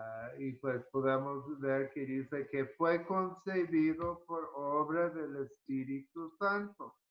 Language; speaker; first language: Spanish; early bilingual, heritage; Spanish